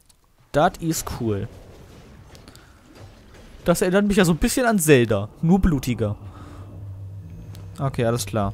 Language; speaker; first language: German; native; German